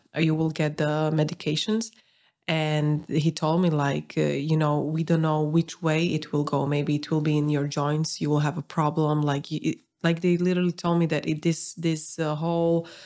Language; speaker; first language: English; non-native, fluent; Slovak